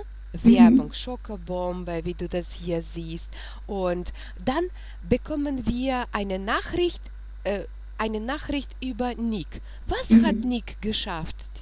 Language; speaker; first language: German; non-native, fluent; Russian